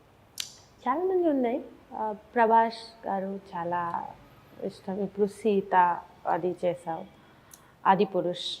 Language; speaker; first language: Telugu; non-native, learner; Bangla